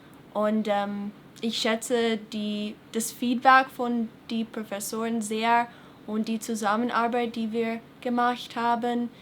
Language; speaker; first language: German; non-native, fluent; English